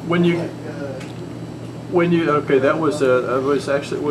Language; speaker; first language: English; native; English